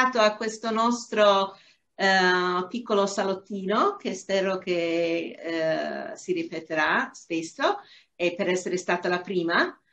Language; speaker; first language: Italian; non-native, fluent; English